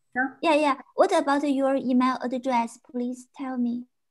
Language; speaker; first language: Spanish; non-native, learner; Chinese